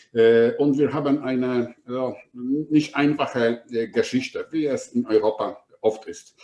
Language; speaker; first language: German; non-native, fluent; Polish